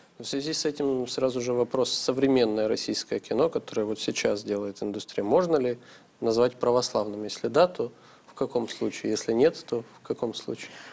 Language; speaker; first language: Russian; native; Russian